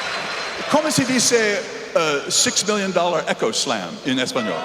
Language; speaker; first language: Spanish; non-native, learner; English